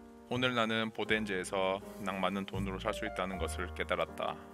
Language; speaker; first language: Korean; native; Korean